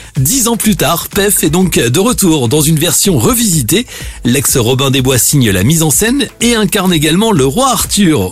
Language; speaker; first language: French; native; French